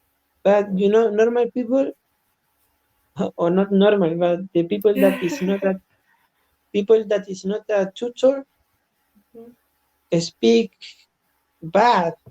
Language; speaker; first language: English; non-native, learner; Spanish